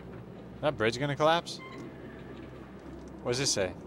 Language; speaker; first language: English; native; English